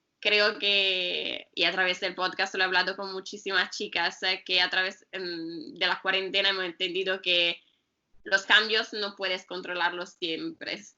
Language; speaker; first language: Spanish; non-native, fluent; Italian